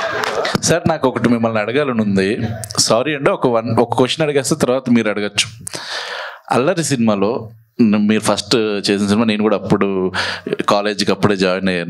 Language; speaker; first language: Telugu; native; Telugu